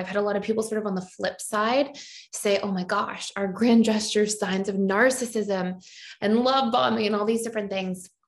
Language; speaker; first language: English; native; English